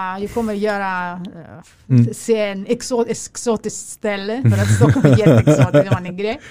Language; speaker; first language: Swedish; non-native, fluent; Greek